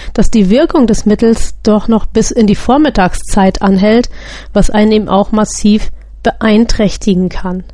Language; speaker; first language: German; native; German